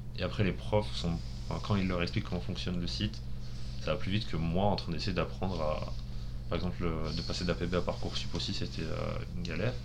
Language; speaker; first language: French; early bilingual, other home language; Spanish